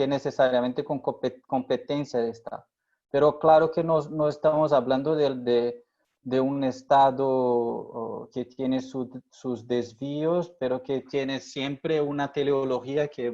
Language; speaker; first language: Spanish; non-native, fluent; Portuguese